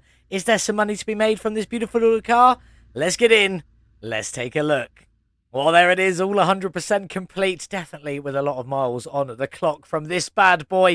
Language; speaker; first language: English; native; English